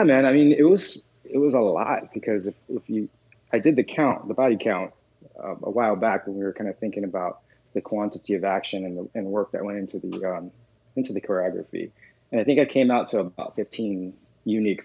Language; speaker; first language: English; native; English